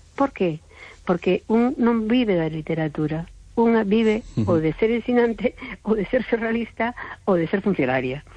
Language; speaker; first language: Galician; non-native, local second language; Spanish